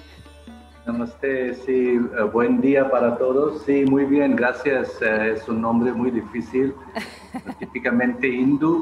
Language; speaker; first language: Spanish; non-native, fluent; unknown